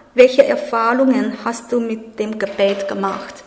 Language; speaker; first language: German; non-native, learner; Chinese